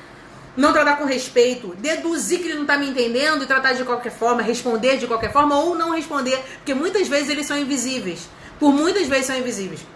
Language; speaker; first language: Portuguese; native; Portuguese